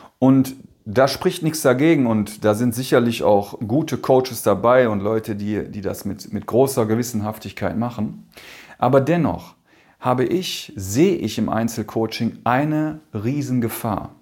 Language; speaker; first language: German; native; German